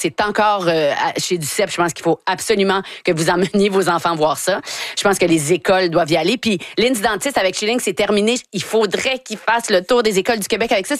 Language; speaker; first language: French; native; French